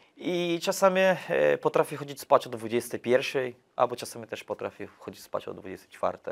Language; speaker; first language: Polish; non-native, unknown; Portuguese